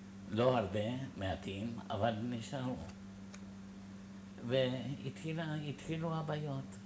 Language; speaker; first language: Hebrew; non-native, fluent; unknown